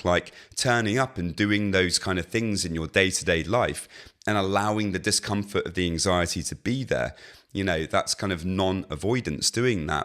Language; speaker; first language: English; native; English